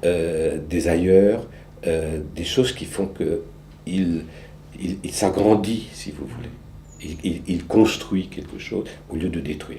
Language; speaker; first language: French; early bilingual, other home language; Romanian